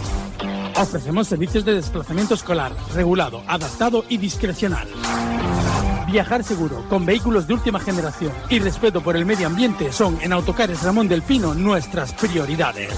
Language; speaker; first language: Spanish; native; Spanish